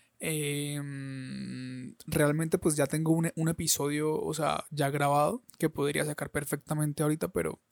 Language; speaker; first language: Spanish; native; Spanish